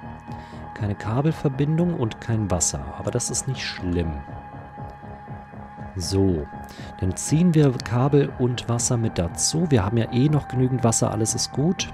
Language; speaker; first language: German; native; German